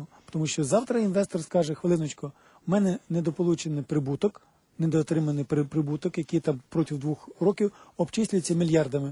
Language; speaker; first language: Ukrainian; native; Ukrainian